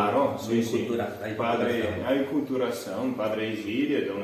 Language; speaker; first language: Portuguese; non-native, fluent; Italian